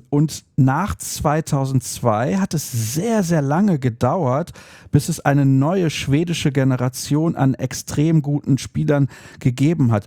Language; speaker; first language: German; native; German